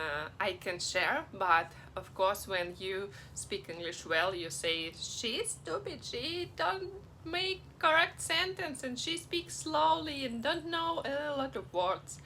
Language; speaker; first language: English; non-native, learner; Russian